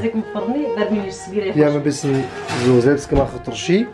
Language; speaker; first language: German; early bilingual, other home language; Kurdish